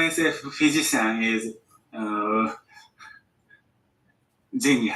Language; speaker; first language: English; non-native, learner; Japanese